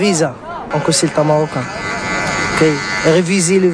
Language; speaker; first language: French; non-native, learner; Arabic